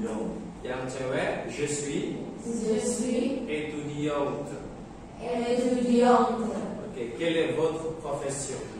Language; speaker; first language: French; non-native, fluent; Indonesian